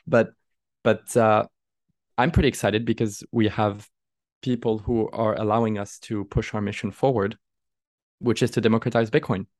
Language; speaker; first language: English; non-native, fluent; French